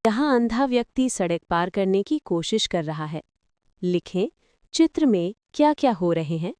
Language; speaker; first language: Hindi; non-native, local second language; Malayalam